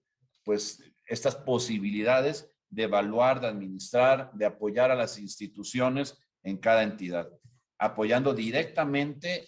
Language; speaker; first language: Spanish; native; Spanish